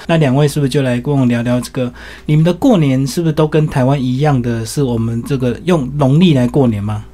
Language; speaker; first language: Chinese; native; Chinese